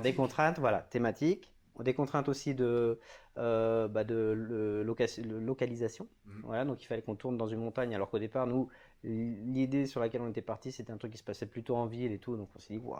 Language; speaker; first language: French; native; French